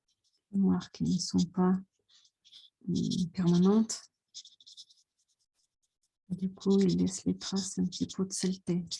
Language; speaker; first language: French; non-native, fluent; Russian